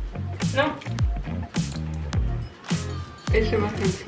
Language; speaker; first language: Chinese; non-native, learner; French